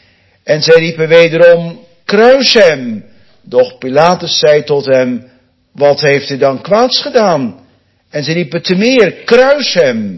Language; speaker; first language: Dutch; native; Dutch